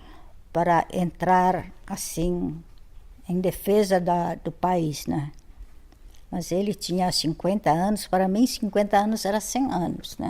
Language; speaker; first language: Portuguese; non-native, fluent; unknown